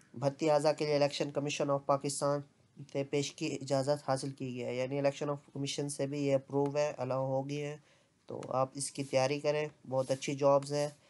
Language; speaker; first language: Urdu; non-native, local second language; Punjabi